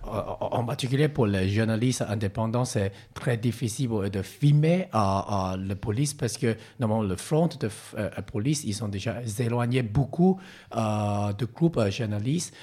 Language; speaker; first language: French; non-native, learner; Cantonese